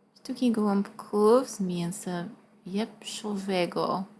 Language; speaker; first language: Polish; non-native, learner; English